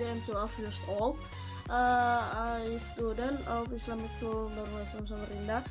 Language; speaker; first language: English; non-native, learner; Indonesian